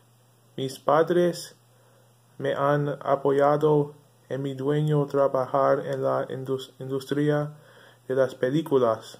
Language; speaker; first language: Spanish; non-native, learner; English